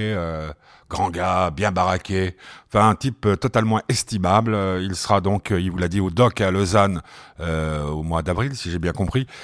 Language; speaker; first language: French; native; French